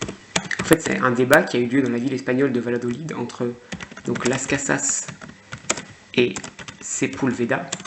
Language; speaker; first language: French; native; French